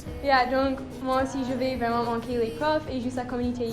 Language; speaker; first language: French; non-native, local second language; English